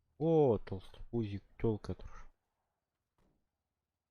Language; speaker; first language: Russian; non-native, local second language; Yakut